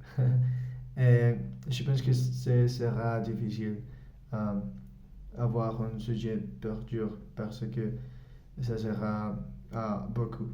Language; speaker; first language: French; non-native, learner; Spanish